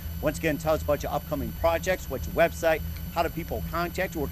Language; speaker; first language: English; native; English